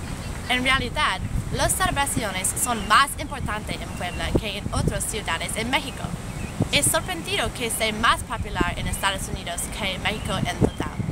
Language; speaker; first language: Spanish; non-native, learner; English